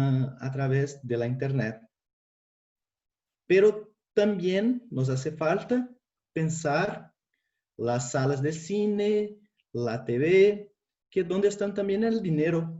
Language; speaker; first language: Spanish; non-native, fluent; Portuguese